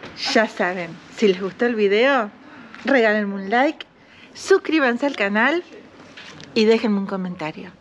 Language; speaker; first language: Spanish; native; Spanish